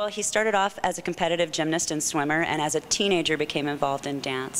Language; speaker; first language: English; native; English